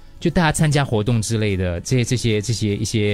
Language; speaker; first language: Chinese; native; Chinese